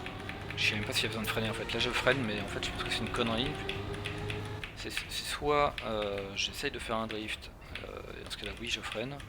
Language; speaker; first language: French; native; French